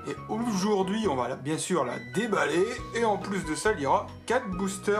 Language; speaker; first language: French; native; French